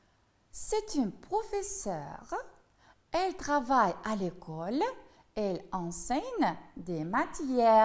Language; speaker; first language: French; non-native, fluent; Uzbek